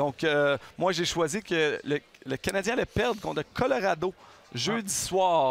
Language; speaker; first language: French; native; French